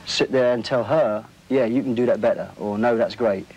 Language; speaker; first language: English; native; English